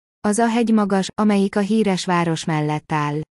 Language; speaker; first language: Hungarian; non-native, learner; Persian